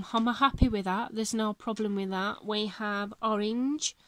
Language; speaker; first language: English; native; English